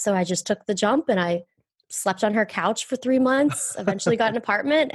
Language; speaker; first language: English; native; English